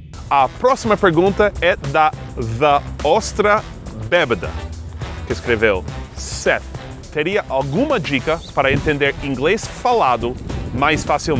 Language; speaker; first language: Portuguese; non-native, fluent; English